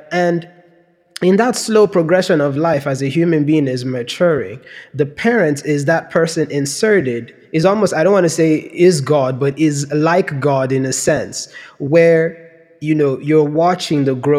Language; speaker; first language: English; non-native, local second language; Yoruba